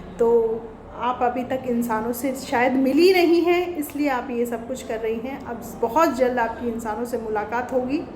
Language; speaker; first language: Hindi; native; Hindi